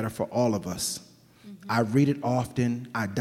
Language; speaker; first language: English; native; English